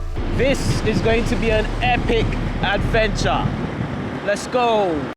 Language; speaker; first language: English; native; English